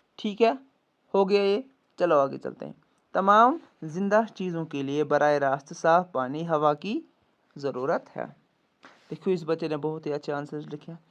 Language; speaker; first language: Urdu; non-native, local second language; Kashmiri